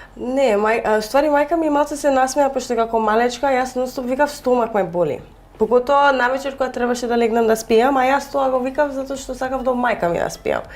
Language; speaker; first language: Macedonian; early bilingual, heritage; Macedonian